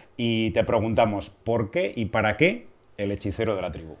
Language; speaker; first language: Spanish; native; Spanish